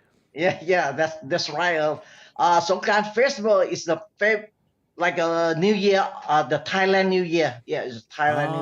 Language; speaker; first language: English; non-native, learner; Thai